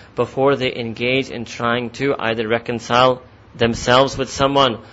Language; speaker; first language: English; native; English